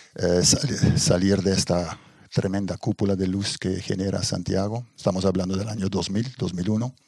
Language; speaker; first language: Spanish; non-native, fluent; Dutch